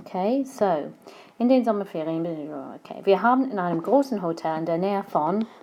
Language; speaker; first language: German; non-native, fluent; English